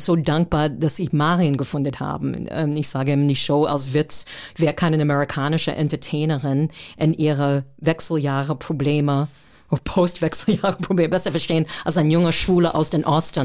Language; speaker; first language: German; non-native, fluent; English